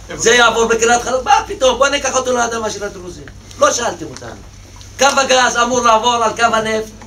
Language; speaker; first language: Hebrew; non-native, local second language; Arabic